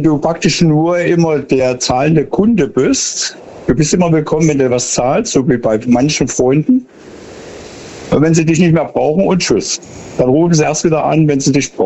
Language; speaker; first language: German; native; German